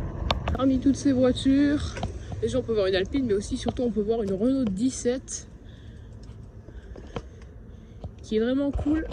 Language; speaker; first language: French; native; French